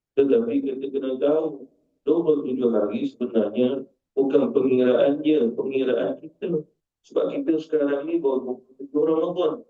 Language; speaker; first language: Malay; native; Malay